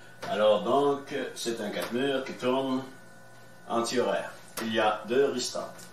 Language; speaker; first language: French; native; French